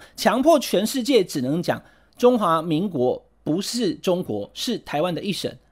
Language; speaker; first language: Chinese; non-native, local second language; Min Nan Chinese